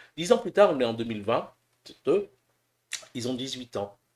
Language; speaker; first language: French; native; French